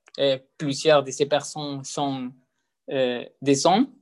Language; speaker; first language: French; non-native, learner; Spanish